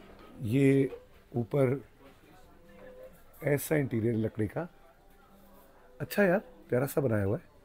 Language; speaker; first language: Hindi; native; Hindi